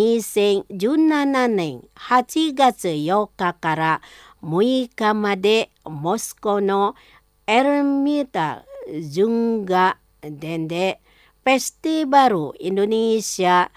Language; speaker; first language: Japanese; non-native, fluent; Indonesian